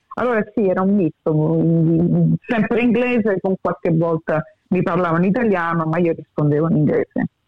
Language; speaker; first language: Italian; early bilingual, heritage; English